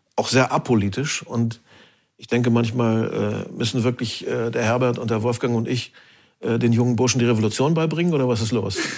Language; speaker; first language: German; native; German